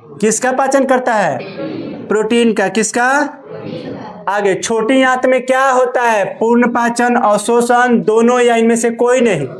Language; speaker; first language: Hindi; native; Hindi